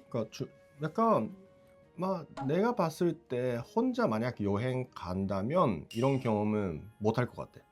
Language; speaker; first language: Korean; non-native, fluent; Japanese